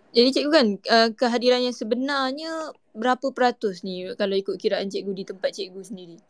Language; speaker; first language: Malay; native; Malay